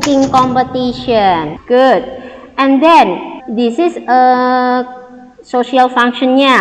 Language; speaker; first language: English; non-native, learner; Indonesian